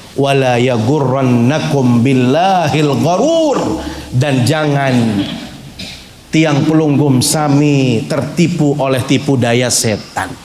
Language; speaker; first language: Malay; non-native, local second language; Sasak